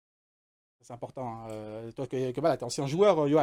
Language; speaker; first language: French; native; French